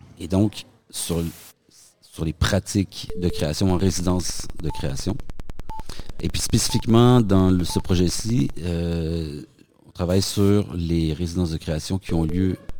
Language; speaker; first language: French; native; French